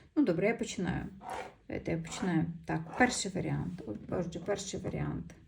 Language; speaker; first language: Ukrainian; non-native, local second language; Russian